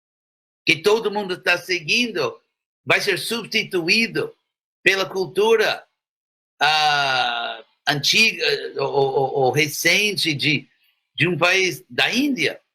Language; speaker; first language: Portuguese; non-native, fluent; English